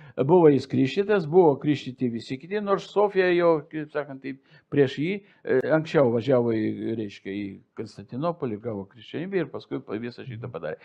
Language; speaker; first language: Lithuanian; non-native, local second language; Russian